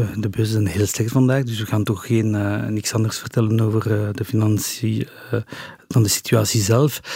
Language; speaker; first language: Dutch; non-native, local second language; French